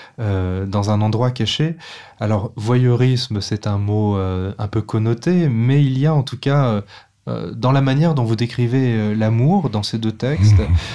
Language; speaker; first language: French; native; French